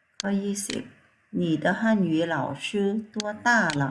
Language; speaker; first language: Chinese; non-native, fluent; Thai